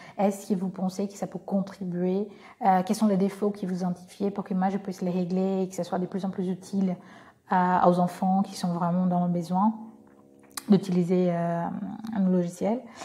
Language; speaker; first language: French; non-native, fluent; Portuguese